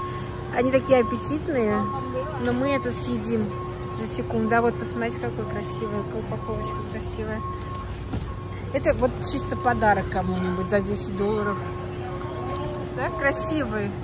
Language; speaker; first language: Russian; native; Russian